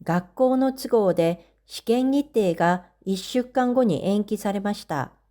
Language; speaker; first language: Japanese; non-native, fluent; Korean